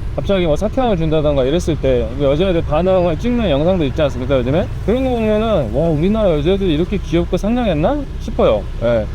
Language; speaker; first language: Korean; native; Korean